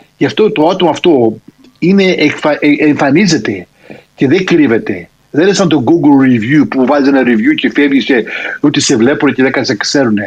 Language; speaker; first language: Greek; early bilingual, heritage; Greek